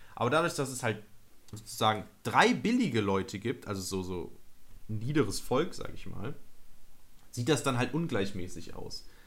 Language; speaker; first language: German; native; German